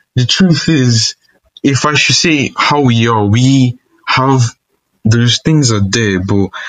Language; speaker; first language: English; non-native, local second language; Igbo